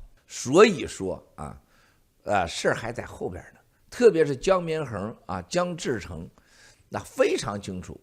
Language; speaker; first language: Chinese; native; Chinese